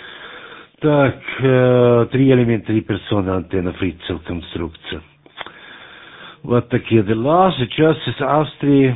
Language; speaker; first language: Russian; non-native, learner; German